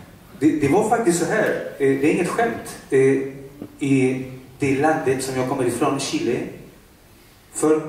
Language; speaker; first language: Swedish; non-native, fluent; Spanish